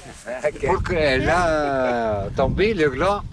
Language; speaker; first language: French; non-native, learner; Arabic